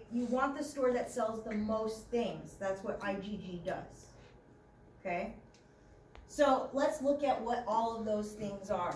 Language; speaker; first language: English; native; English